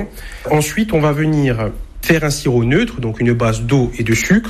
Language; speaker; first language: French; native; French